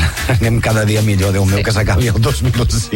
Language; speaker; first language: Catalan; native; Catalan